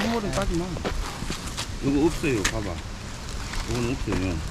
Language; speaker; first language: Korean; non-native, learner; Thai